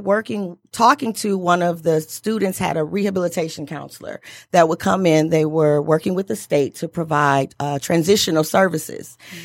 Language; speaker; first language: English; native; English